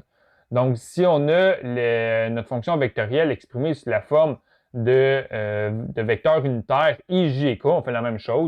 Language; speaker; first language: French; native; French